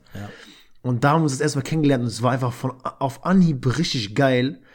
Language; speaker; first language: German; early bilingual, other home language; Albanian